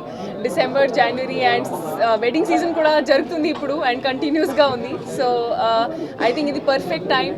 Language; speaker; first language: Telugu; non-native, learner; Hindi